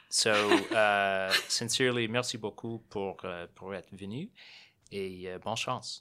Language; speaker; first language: French; non-native, fluent; English